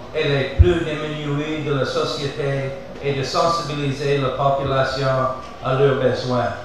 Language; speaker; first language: French; non-native, fluent; English